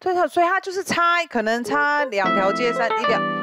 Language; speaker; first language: Chinese; native; Chinese